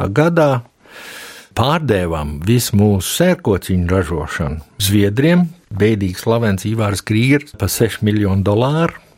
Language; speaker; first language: Latvian; early bilingual, heritage; Latvian